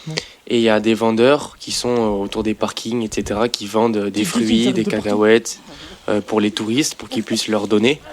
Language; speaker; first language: French; native; French